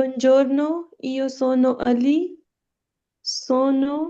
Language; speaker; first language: Italian; non-native, learner; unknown